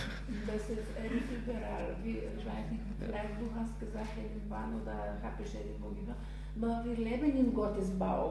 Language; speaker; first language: German; non-native, learner; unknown